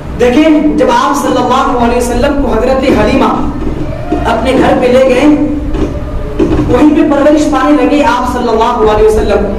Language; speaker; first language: Urdu; native; Urdu